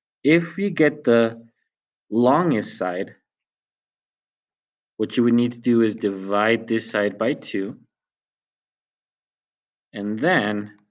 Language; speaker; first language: English; native; English